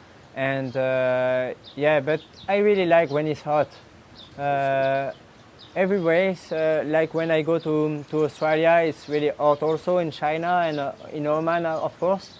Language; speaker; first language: English; non-native, learner; French